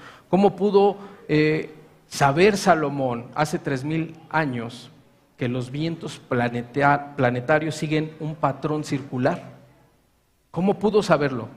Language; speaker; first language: Spanish; native; Spanish